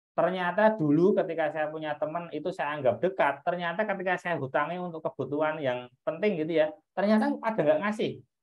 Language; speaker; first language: Indonesian; native; Indonesian